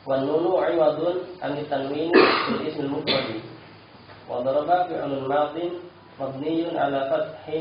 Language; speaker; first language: Arabic; non-native, learner; Indonesian